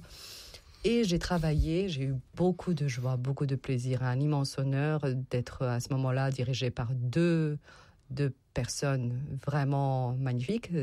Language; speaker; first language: French; non-native, fluent; Serbian